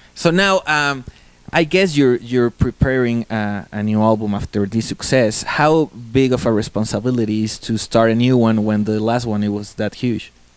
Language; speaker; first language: English; non-native, fluent; Spanish